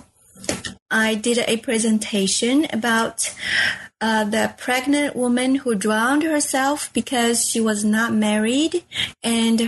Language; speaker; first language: English; non-native, fluent; Chinese